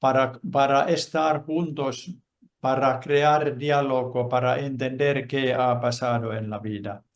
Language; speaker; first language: Spanish; non-native, fluent; Finnish